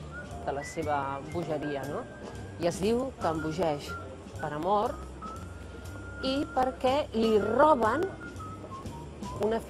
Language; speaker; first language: Catalan; native; Catalan